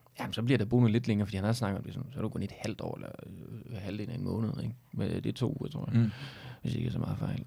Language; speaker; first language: Danish; native; Danish